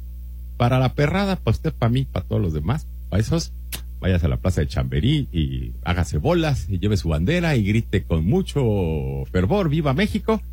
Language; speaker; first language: Spanish; native; Spanish